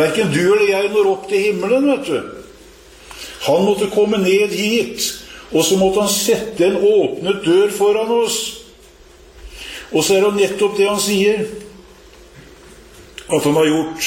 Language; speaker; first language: Norwegian; native; Norwegian